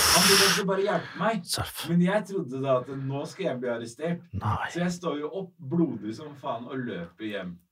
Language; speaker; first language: Norwegian; early bilingual, other home language; Arabic